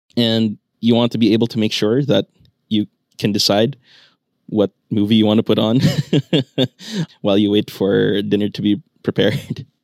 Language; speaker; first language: English; non-native, local second language; Filipino